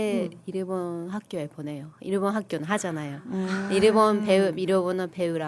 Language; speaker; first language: Korean; non-native, learner; Japanese